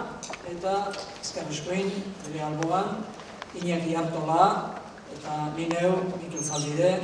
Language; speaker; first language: Basque; native; Basque